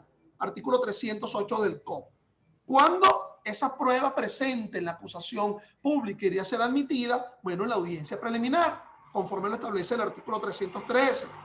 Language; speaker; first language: Spanish; native; Spanish